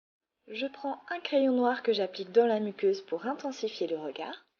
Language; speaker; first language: French; native; French